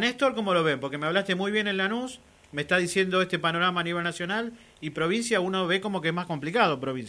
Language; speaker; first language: Spanish; native; Spanish